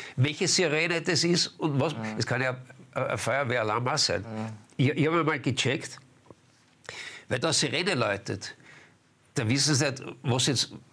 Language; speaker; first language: German; native; German